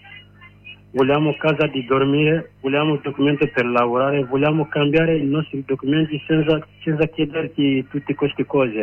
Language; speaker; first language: Italian; non-native, learner; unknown